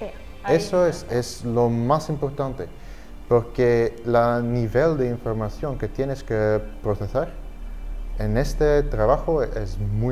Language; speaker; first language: Spanish; non-native, fluent; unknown